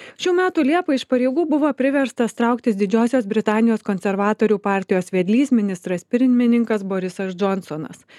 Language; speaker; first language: Lithuanian; native; Lithuanian